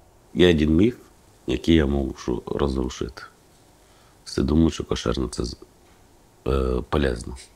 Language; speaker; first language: Ukrainian; non-native, local second language; Russian